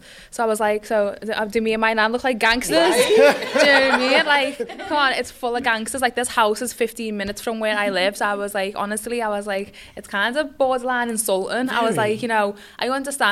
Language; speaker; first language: English; native; English